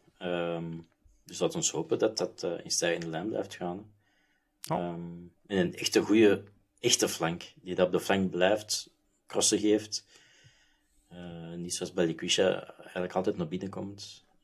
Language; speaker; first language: Dutch; native; Dutch